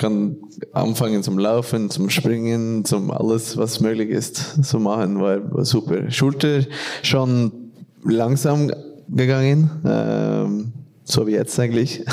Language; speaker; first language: German; non-native, fluent; Norwegian